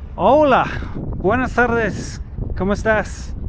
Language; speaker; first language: Spanish; non-native, learner; English